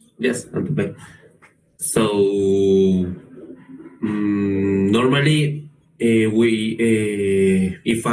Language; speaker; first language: English; non-native, learner; Spanish